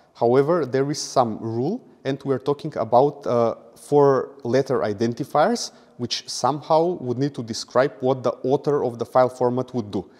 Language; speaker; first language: English; non-native, fluent; Macedonian